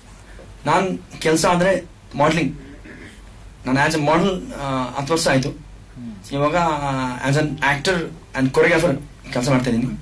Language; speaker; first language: Kannada; non-native, learner; Hindi